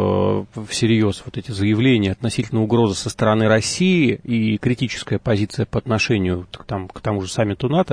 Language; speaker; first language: Russian; native; Russian